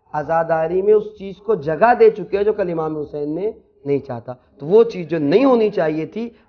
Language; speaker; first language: Urdu; native; Urdu